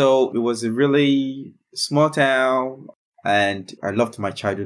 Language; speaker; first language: English; non-native, local second language; Yoruba